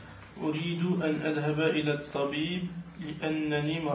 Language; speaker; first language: Arabic; non-native, learner; French